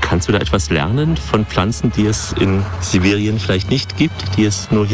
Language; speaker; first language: German; native; German